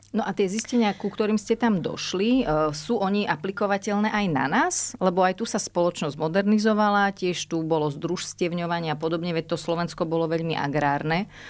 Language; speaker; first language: Slovak; native; Slovak